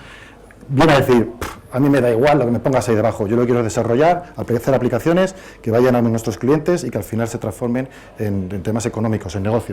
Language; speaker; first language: Spanish; native; Spanish